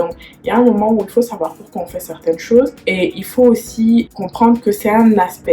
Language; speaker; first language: French; native; French